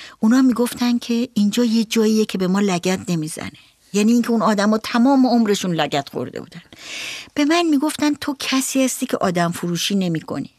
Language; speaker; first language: Persian; native; Persian